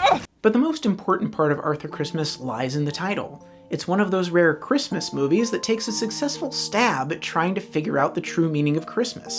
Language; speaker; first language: English; native; English